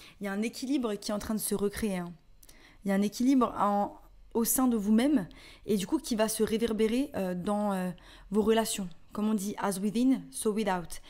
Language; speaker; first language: French; native; French